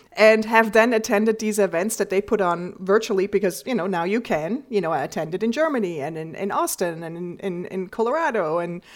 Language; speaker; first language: English; non-native, fluent; German